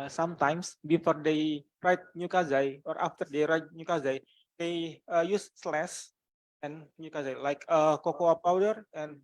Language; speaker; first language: English; non-native, learner; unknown